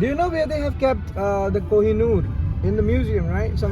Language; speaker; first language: English; non-native, local second language; Hindi